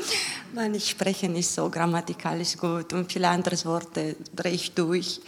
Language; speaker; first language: German; non-native, learner; Romanian